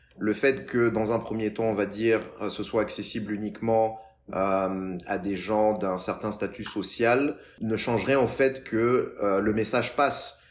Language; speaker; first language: French; non-native, local second language; Lingala